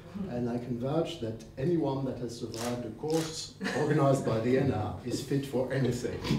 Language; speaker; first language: English; non-native, fluent; French